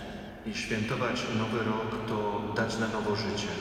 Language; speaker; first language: Polish; native; Polish